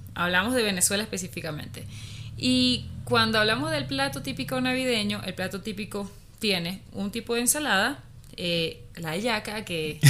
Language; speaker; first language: Spanish; native; Spanish